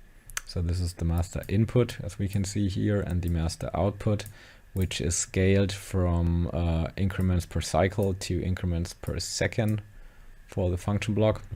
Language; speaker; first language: English; non-native, fluent; German